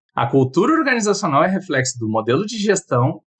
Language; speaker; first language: Portuguese; native; Portuguese